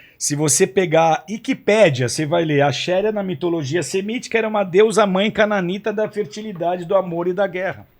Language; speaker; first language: Portuguese; native; Portuguese